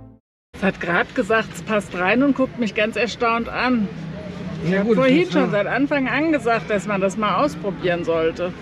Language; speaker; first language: German; native; German